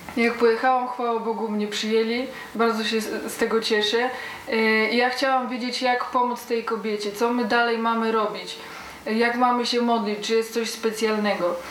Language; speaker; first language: Polish; early bilingual, heritage; Polish